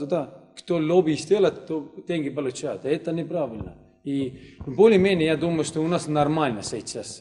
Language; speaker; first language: Russian; non-native, learner; Estonian